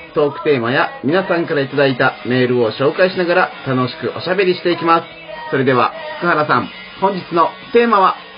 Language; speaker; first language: Japanese; native; Japanese